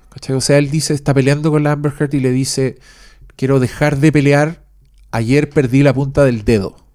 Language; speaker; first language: Spanish; native; Spanish